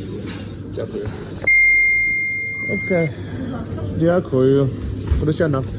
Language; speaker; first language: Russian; non-native, learner; English